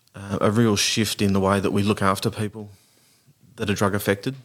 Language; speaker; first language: English; native; English